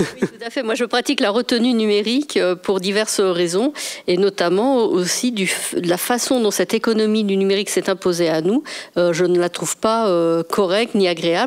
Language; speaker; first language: French; native; French